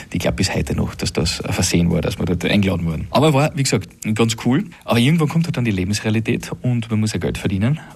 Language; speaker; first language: German; native; German